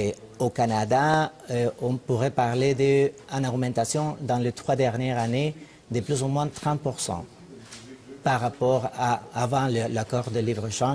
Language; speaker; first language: French; non-native, fluent; Spanish